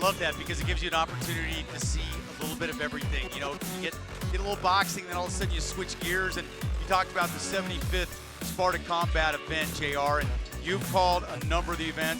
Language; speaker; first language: English; native; English